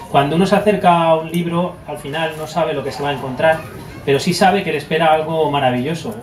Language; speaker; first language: Spanish; native; Spanish